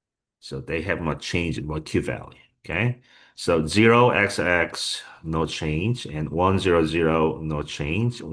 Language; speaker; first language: English; non-native, fluent; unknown